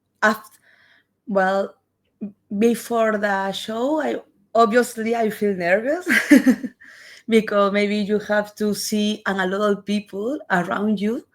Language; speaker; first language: English; non-native, learner; Spanish